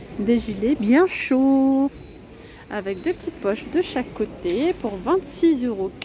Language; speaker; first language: French; native; French